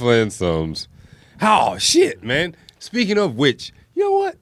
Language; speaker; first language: English; native; English